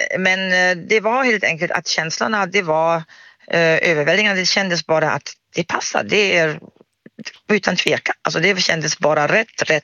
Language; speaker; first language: Swedish; non-native, fluent; German